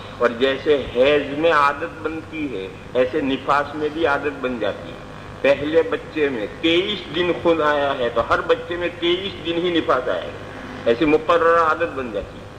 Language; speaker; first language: Urdu; non-native, local second language; Gujarati